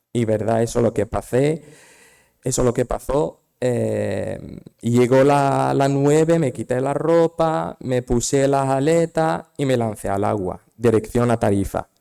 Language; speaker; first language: Spanish; non-native, fluent; Arabic